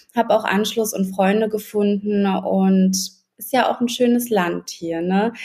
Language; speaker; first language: German; native; German